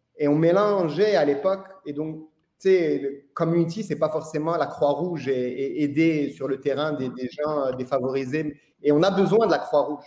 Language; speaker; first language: French; non-native, local second language; Arabic